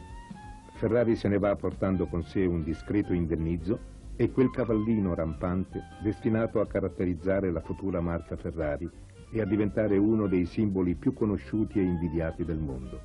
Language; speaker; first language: Italian; native; Italian